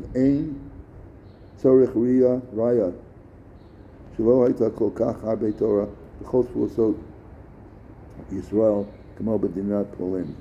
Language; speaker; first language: Hebrew; non-native, fluent; English